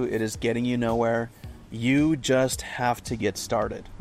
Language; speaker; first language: English; native; English